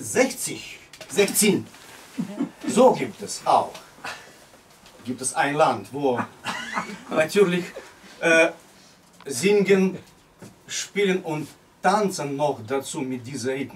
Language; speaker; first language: German; non-native, learner; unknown